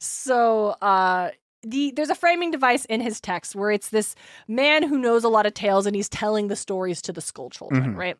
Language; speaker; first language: English; native; English